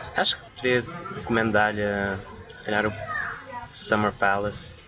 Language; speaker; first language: Portuguese; early bilingual, other home language; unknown